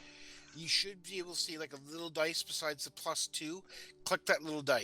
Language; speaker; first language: English; native; English